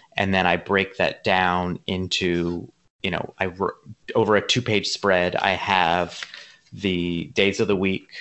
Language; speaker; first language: English; native; English